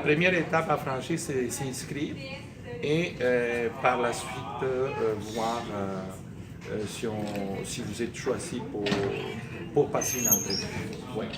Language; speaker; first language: French; native; French